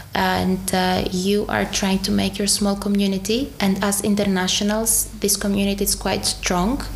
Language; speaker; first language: English; non-native, fluent; Greek